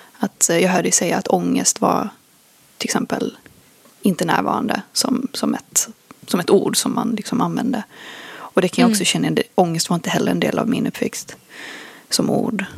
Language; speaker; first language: Swedish; early bilingual, other home language; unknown